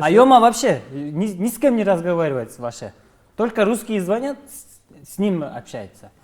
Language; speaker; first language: Russian; non-native, local second language; Kyrgyz